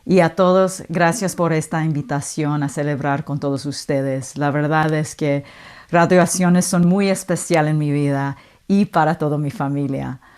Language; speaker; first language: Spanish; early bilingual, heritage; Spanish